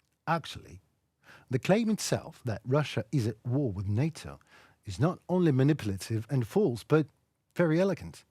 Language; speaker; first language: English; non-native, fluent; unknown